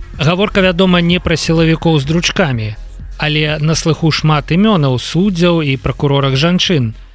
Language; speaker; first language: Belarusian; native; Belarusian